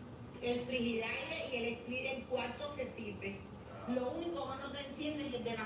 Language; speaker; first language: Spanish; native; Spanish